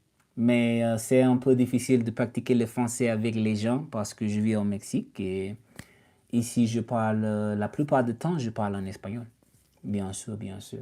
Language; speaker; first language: French; non-native, learner; English